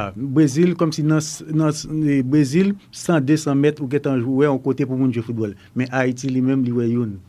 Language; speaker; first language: Portuguese; non-native, learner; Haitian Creole